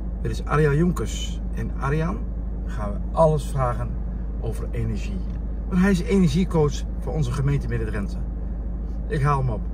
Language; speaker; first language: Dutch; native; Dutch